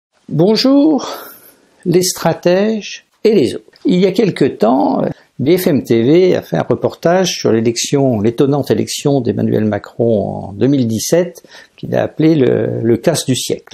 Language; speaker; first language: French; native; French